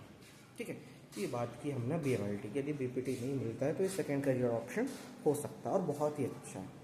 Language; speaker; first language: Hindi; native; Hindi